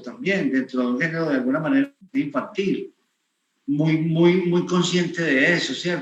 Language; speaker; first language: Spanish; native; Spanish